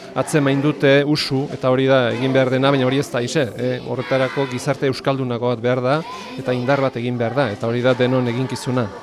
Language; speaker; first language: Basque; native; Basque